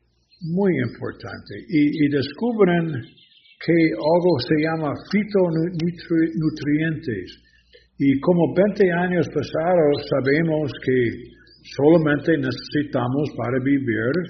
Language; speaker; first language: Spanish; non-native, learner; English